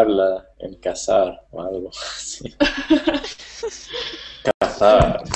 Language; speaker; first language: Spanish; non-native, learner; English